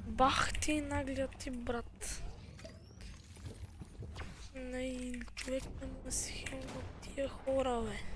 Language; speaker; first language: Bulgarian; native; Bulgarian